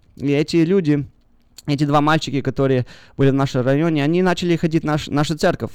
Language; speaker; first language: Russian; early bilingual, heritage; Russian